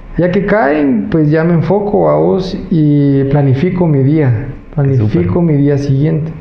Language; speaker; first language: Spanish; native; Spanish